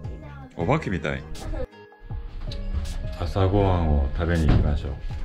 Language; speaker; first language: Japanese; non-native, fluent; Korean